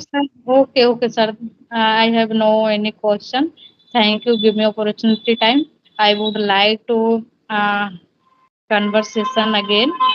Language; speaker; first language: English; non-native, learner; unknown